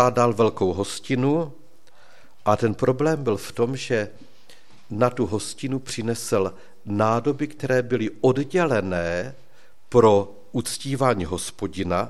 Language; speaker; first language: Czech; native; Czech